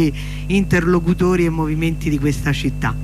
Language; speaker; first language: Italian; native; Italian